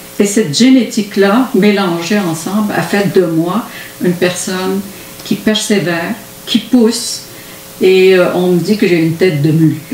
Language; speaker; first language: French; non-native, fluent; Arabic